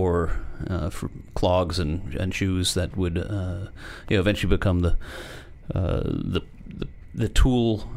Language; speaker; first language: English; native; English